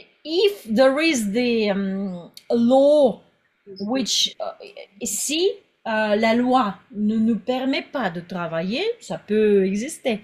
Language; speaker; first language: French; non-native, fluent; Russian